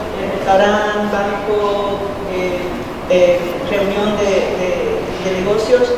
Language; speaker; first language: Spanish; early bilingual, heritage; Spanish